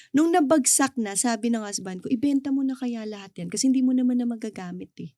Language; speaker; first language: Filipino; non-native, local second language; Hiligaynon